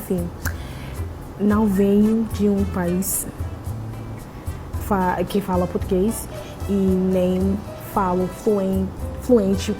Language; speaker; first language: Portuguese; non-native, learner; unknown